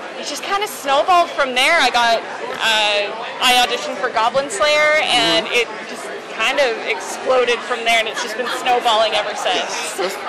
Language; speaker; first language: English; native; English